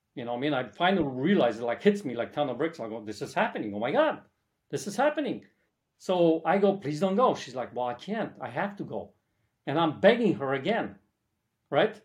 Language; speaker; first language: English; early bilingual, other home language; Polish